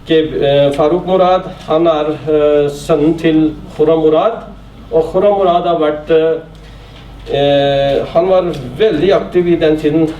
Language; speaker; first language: Norwegian; non-native, fluent; Urdu